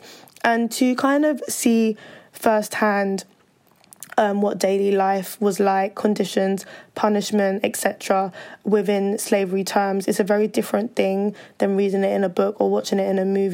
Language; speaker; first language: English; native; English